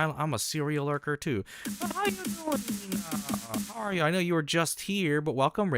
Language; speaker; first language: English; native; English